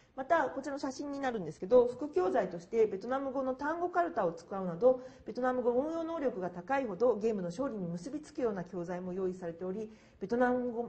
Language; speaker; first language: Japanese; native; Japanese